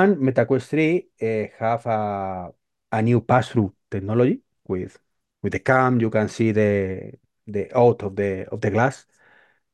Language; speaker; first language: English; non-native, learner; Spanish